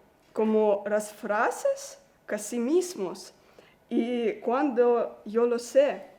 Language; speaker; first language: Spanish; non-native, learner; Russian